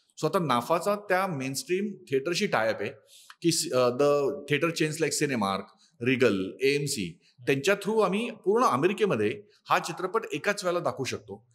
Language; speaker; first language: Marathi; native; Marathi